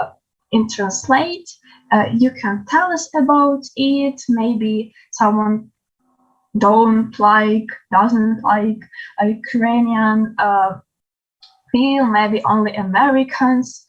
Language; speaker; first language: English; non-native, learner; Ukrainian